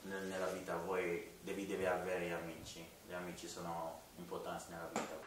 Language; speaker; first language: Italian; non-native, learner; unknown